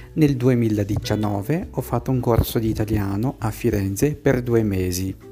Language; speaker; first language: Italian; non-native, fluent; Portuguese